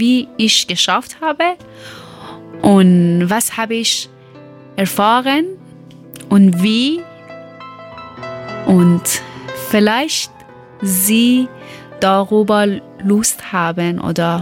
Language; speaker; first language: German; non-native, learner; Persian